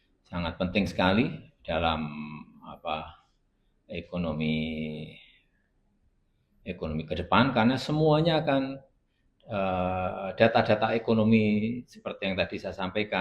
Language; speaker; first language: Indonesian; non-native, local second language; Javanese